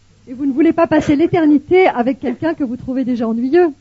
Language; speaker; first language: French; native; French